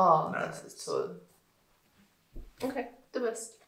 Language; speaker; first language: German; non-native, learner; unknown